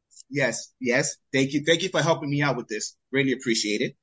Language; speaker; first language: English; early bilingual, other home language; Spanish